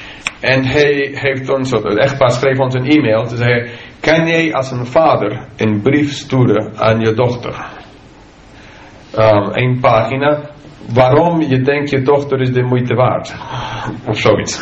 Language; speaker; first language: Dutch; non-native, fluent; English